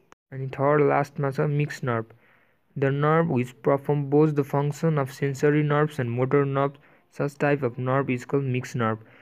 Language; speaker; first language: English; non-native, local second language; Nepali